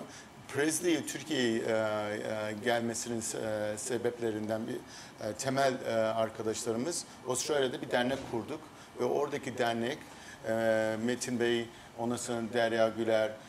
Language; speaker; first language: Turkish; early bilingual, heritage; Turkish